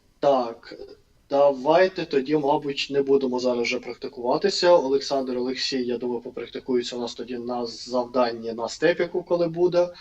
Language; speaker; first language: Ukrainian; non-native, local second language; Russian